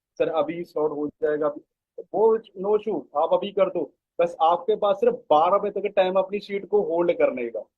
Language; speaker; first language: Hindi; native; Hindi